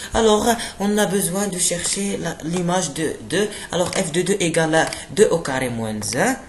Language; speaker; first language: French; non-native, local second language; Arabic